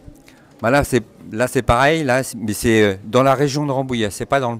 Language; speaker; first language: French; native; French